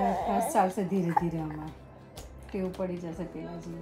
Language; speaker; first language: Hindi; non-native, local second language; Gujarati